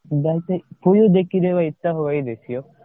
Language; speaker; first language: Japanese; non-native, learner; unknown